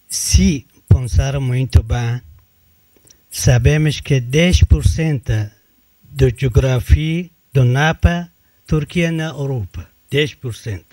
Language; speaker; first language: Portuguese; non-native, learner; Turkish